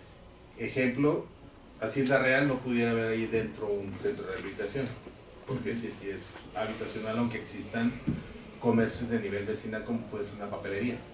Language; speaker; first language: Spanish; native; Spanish